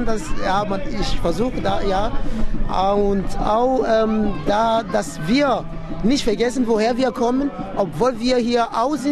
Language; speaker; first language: German; non-native, fluent; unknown